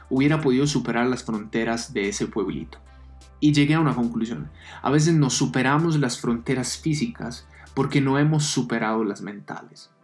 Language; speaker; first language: Spanish; non-native, fluent; Italian